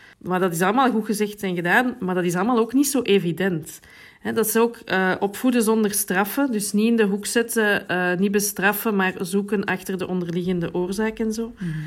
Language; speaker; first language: Dutch; native; Dutch